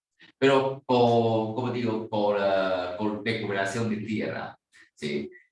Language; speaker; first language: Spanish; non-native, fluent; Chinese